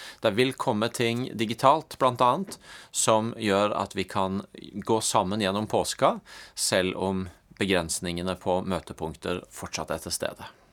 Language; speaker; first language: Norwegian; native; Norwegian